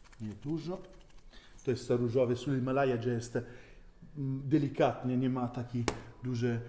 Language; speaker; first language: Polish; non-native, learner; Italian